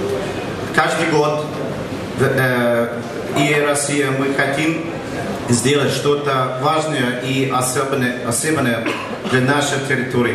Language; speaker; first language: Russian; non-native, learner; English